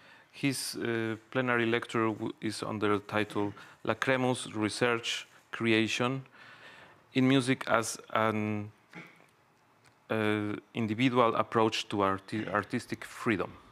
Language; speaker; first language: English; non-native, fluent; Spanish